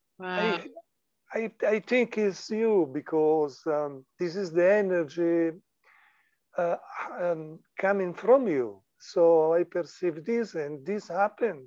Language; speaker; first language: English; non-native, learner; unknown